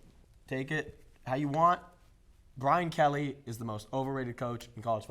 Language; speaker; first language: English; native; English